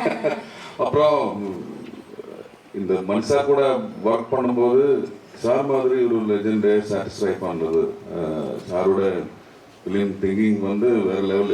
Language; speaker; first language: Tamil; non-native, local second language; Malayalam